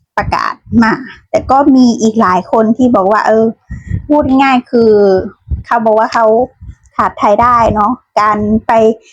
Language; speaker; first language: Thai; native; Thai